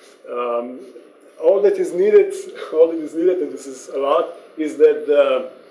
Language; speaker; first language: English; non-native, fluent; Slovenian